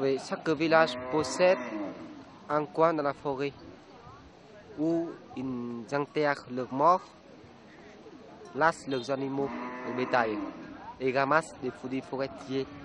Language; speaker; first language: French; non-native, fluent; Vietnamese